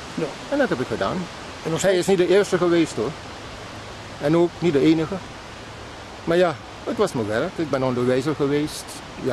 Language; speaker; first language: Dutch; native; Dutch